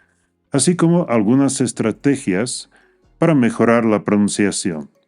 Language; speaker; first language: Spanish; non-native, fluent; English